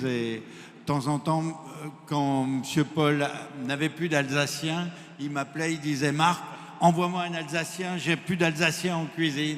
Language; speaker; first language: French; native; French